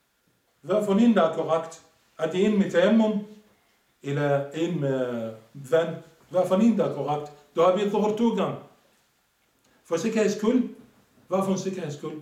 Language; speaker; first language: Danish; non-native, fluent; Arabic